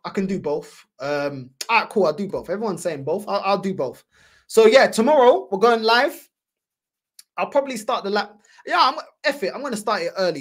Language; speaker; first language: English; early bilingual, other home language; Portuguese